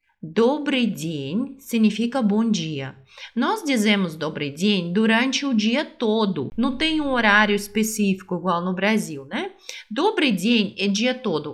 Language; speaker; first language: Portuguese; non-native, fluent; Russian